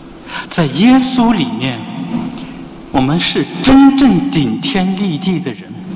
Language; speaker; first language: Chinese; native; Chinese